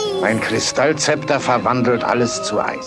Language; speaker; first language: German; native; German